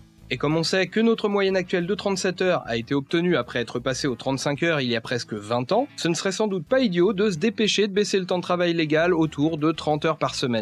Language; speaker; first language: French; native; French